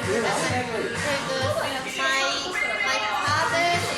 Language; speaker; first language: English; non-native, learner; Chinese